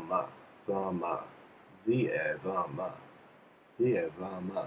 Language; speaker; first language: Swedish; non-native, learner; English